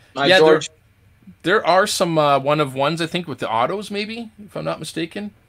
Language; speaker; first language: English; native; English